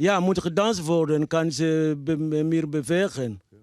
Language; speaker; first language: Dutch; non-native, fluent; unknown